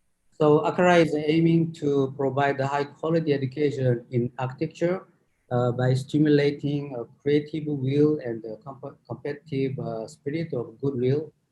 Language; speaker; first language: English; non-native, fluent; Korean